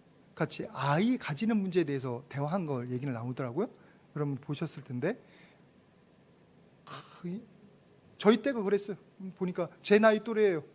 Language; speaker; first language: Korean; native; Korean